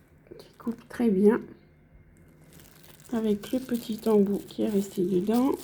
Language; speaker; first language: French; native; French